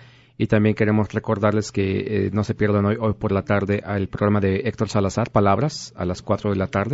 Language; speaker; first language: Spanish; native; Spanish